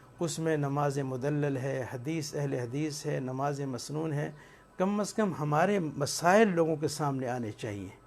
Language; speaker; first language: Urdu; non-native, local second language; Punjabi